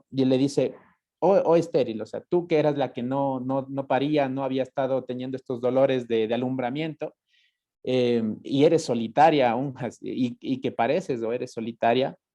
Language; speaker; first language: Spanish; native; Spanish